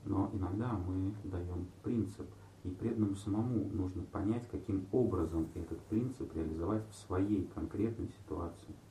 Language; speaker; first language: Russian; native; Russian